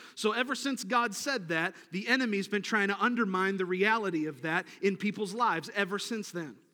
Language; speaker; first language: English; native; English